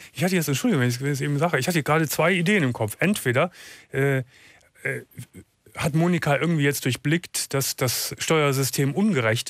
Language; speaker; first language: German; native; German